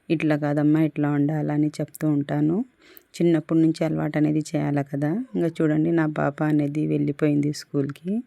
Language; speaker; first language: Telugu; non-native, local second language; Urdu